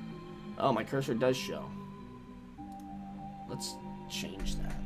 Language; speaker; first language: English; native; English